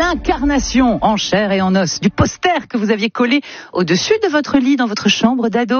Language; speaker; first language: French; native; French